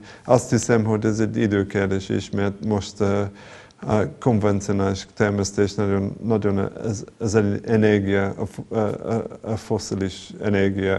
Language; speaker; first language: Hungarian; non-native, fluent; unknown